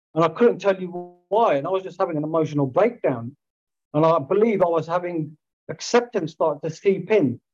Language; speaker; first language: English; native; English